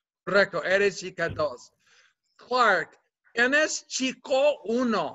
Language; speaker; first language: Spanish; non-native, fluent; English